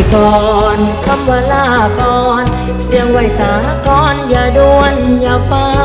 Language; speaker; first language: Thai; native; Thai